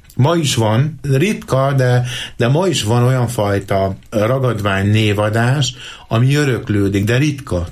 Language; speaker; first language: Hungarian; native; Hungarian